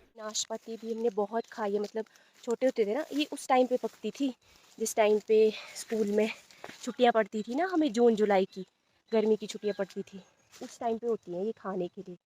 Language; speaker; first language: Hindi; native; Hindi